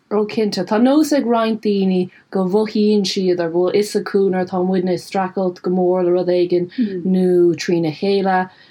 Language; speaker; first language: Irish; non-native, local second language; English